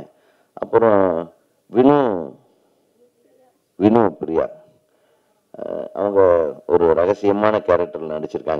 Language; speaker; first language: Tamil; native; Tamil